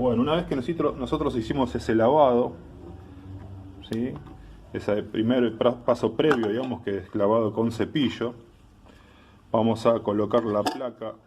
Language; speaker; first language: Spanish; native; Spanish